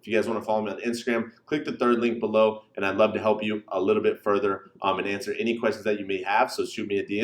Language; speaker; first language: English; native; English